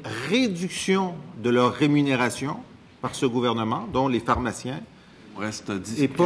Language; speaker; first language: French; native; French